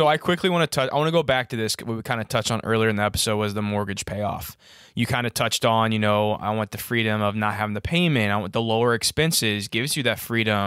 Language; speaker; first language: English; native; English